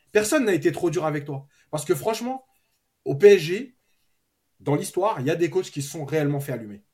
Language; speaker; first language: French; native; French